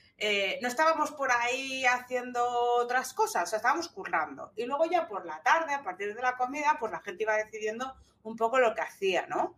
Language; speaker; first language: Spanish; native; Spanish